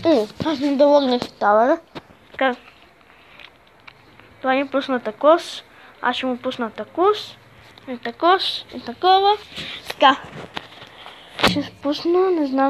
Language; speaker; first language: Bulgarian; native; Bulgarian